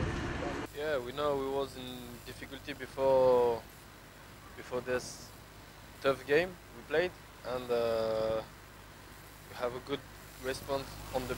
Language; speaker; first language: English; non-native, learner; French